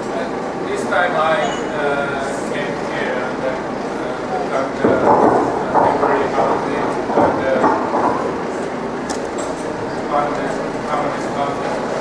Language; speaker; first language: English; non-native, learner; Japanese